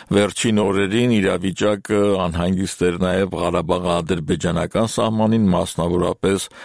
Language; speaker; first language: Armenian; native; Armenian